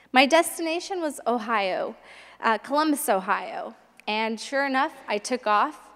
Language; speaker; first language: English; native; English